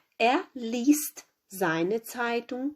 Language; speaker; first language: German; non-native, fluent; Ukrainian